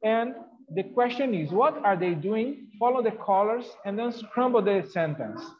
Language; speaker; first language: English; non-native, fluent; Portuguese